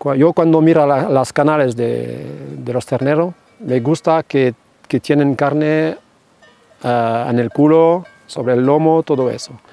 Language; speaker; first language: Spanish; non-native, fluent; French